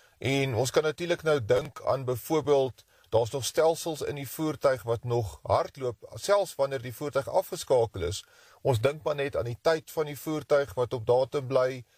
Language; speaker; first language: Afrikaans; native; Afrikaans